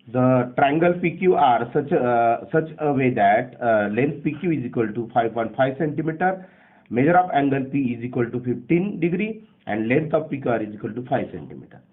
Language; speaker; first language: English; non-native, local second language; Marathi